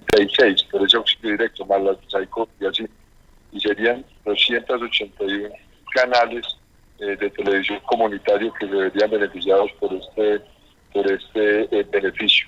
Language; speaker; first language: Spanish; native; Spanish